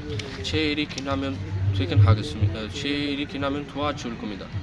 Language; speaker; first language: Korean; non-native, learner; Punjabi